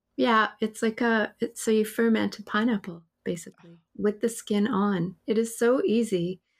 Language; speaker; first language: English; native; English